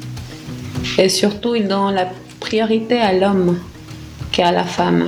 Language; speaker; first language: French; non-native, fluent; Spanish